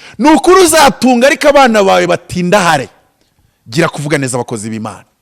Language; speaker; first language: Kinyarwanda; native; Kinyarwanda